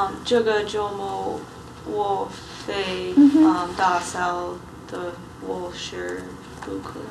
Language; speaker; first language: Chinese; non-native, learner; English